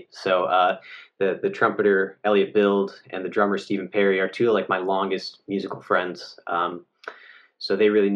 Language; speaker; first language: English; native; English